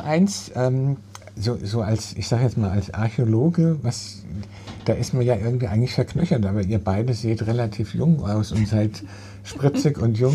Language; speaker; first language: German; native; German